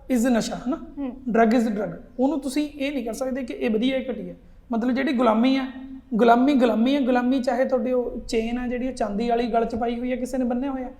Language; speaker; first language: Punjabi; native; Punjabi